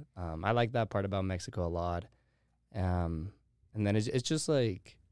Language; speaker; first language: English; early bilingual, heritage; Spanish